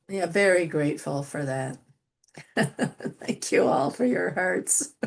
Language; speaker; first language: English; native; English